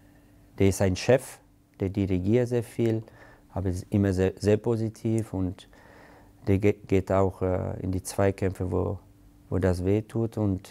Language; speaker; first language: German; non-native, fluent; Italian